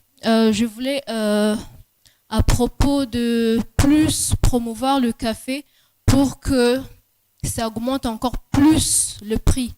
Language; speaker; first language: French; non-native, local second language; Rundi